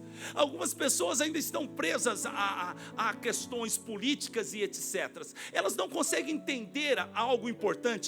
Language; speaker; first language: Portuguese; native; Portuguese